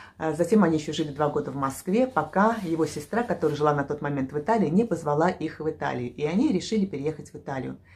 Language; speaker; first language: Russian; native; Russian